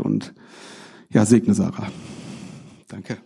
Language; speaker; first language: German; native; German